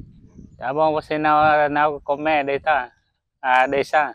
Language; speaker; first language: Portuguese; non-native, learner; Vietnamese